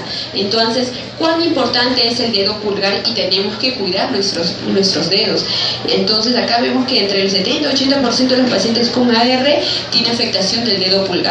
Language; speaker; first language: Spanish; native; Spanish